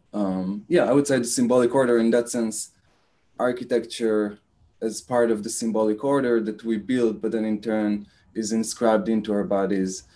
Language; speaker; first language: English; non-native, fluent; Hebrew